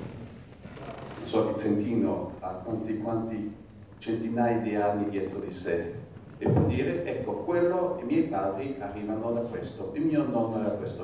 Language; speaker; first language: Italian; non-native, fluent; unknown